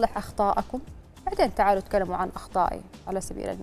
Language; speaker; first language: Arabic; native; Arabic